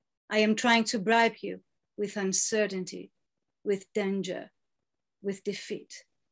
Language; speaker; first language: English; non-native, fluent; Greek